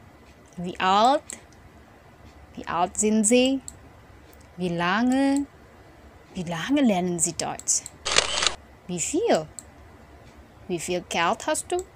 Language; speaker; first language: German; non-native, fluent; Indonesian